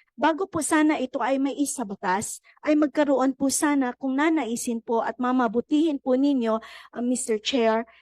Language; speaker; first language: Filipino; native; Filipino